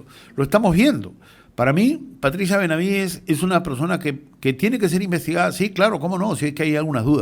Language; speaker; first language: Spanish; native; Spanish